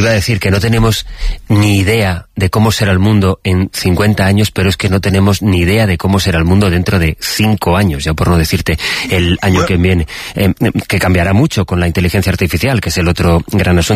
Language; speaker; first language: Spanish; native; Spanish